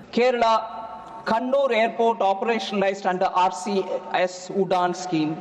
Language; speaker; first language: English; non-native, local second language; Tamil